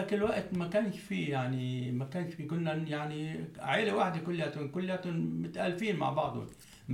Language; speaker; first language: Swedish; non-native, learner; Arabic